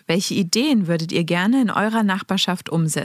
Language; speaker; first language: German; native; German